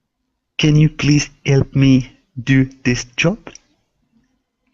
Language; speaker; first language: English; non-native, learner; Arabic